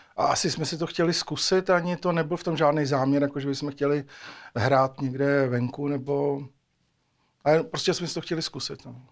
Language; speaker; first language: Czech; native; Czech